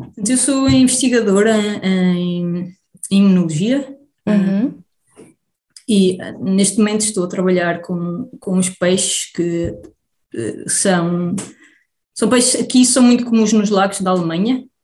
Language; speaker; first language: Portuguese; native; Portuguese